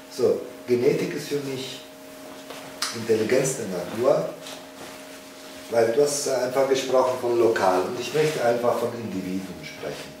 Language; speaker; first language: German; non-native, fluent; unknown